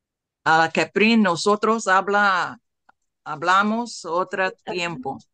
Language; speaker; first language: Spanish; non-native, learner; English